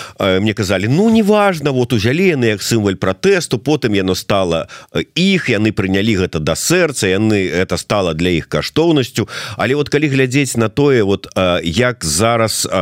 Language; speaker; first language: Belarusian; non-native, local second language; Russian